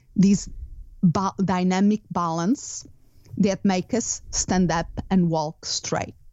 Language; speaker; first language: English; non-native, fluent; Portuguese